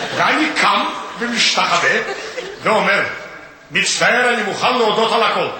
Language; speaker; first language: Hebrew; non-native, fluent; Russian